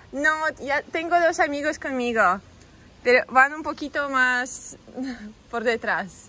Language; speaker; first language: Spanish; non-native, learner; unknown